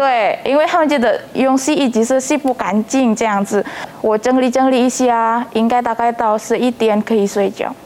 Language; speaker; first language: Chinese; non-native, learner; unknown